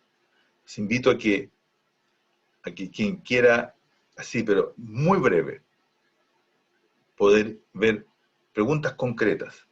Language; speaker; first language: Spanish; native; Spanish